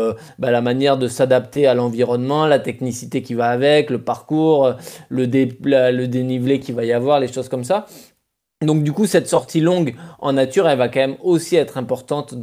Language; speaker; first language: French; native; French